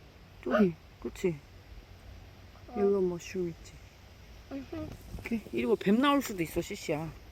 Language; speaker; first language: Korean; native; Korean